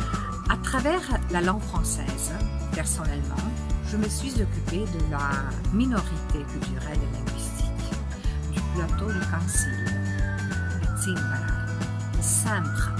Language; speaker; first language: French; non-native, fluent; Italian